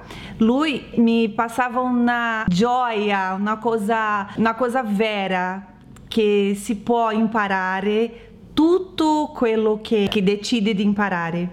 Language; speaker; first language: Italian; non-native, learner; Portuguese